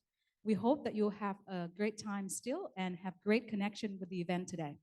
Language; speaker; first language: English; non-native, local second language; Vietnamese